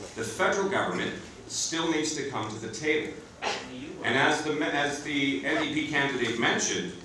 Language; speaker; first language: English; native; English